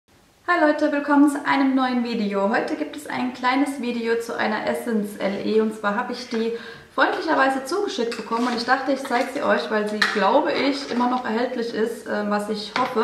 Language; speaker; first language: German; native; German